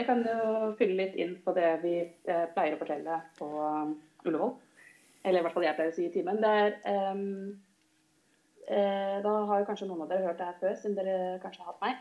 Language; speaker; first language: Norwegian; native; Norwegian